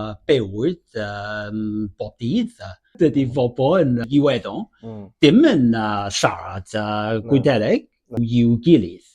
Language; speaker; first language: Welsh; non-native, learner; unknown